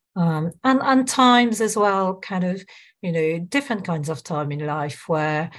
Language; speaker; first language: English; non-native, fluent; French